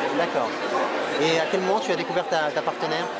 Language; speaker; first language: French; native; French